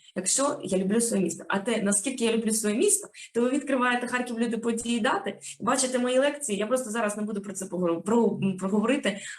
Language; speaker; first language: Ukrainian; native; Ukrainian